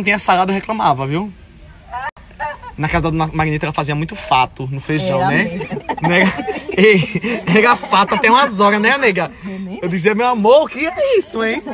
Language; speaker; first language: Portuguese; native; Portuguese